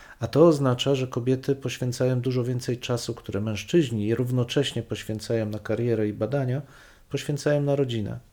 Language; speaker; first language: Polish; native; Polish